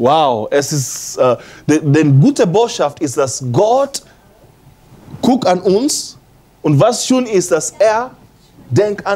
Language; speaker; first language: German; non-native, learner; English